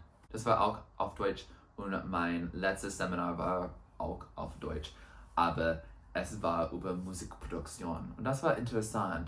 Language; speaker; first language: German; non-native, learner; English